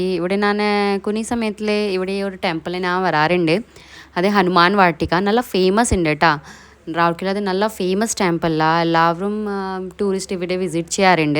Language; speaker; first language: Malayalam; non-native, learner; Hindi